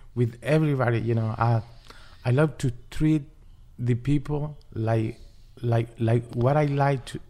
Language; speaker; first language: English; non-native, learner; Spanish